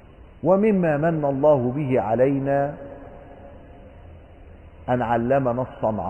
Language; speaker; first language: Arabic; native; Arabic